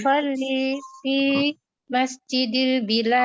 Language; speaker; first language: Arabic; non-native, learner; Malay